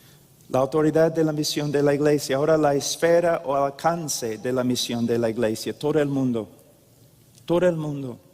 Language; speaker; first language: Spanish; non-native, fluent; English